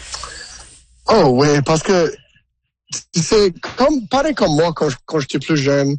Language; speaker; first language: French; non-native, local second language; English